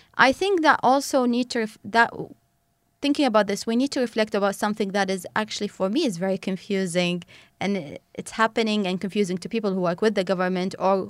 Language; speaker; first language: English; non-native, fluent; Arabic